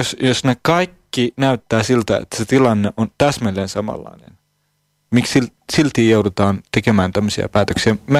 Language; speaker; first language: Finnish; non-native, fluent; Arabic